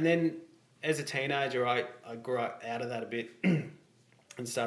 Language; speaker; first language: English; native; English